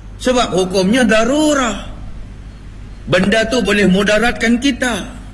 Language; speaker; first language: Malay; native; Malay